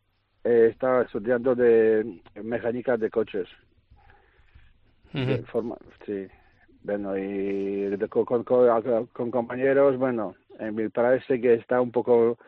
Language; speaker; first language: Spanish; non-native, learner; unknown